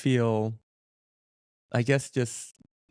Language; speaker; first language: English; native; English